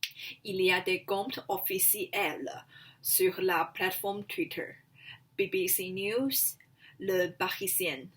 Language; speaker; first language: French; non-native, learner; Chinese